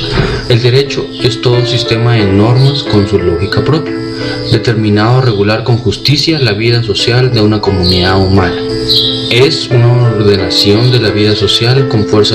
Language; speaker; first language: Spanish; native; Spanish